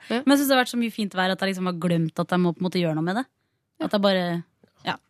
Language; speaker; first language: Norwegian; native; Norwegian